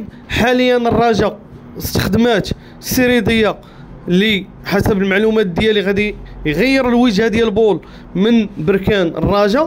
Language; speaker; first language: Arabic; native; Arabic